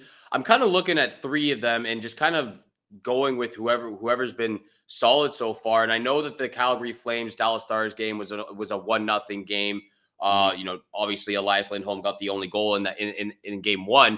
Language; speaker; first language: English; native; English